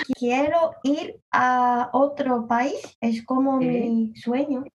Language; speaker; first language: Spanish; non-native, learner; Japanese